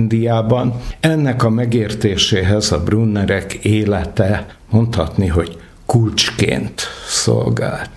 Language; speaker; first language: Hungarian; native; Hungarian